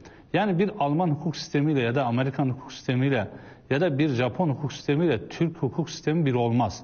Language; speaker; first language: Turkish; native; Turkish